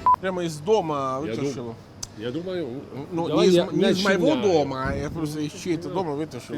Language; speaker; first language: Russian; non-native, fluent; Italian